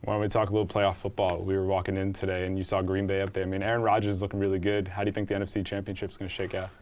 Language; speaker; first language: English; native; English